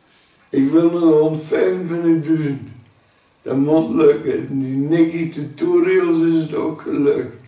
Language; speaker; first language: Dutch; native; Dutch